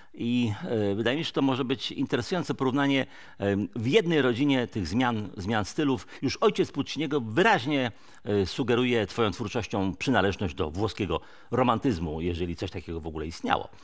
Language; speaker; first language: Polish; native; Polish